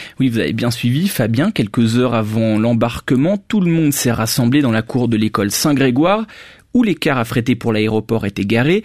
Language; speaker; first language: French; native; French